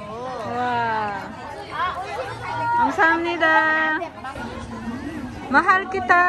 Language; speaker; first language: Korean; non-native, fluent; Hiligaynon